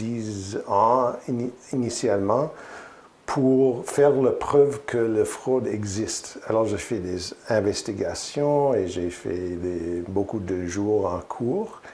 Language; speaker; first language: French; non-native, learner; English